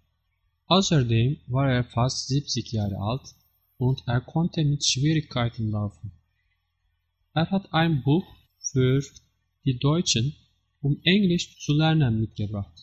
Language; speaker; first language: German; non-native, learner; Turkish